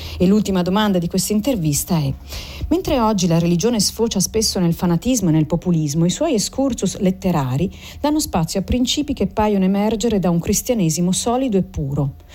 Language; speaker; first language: Italian; native; Italian